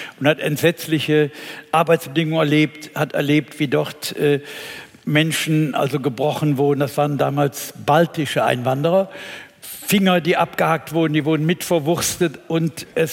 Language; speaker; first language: German; native; German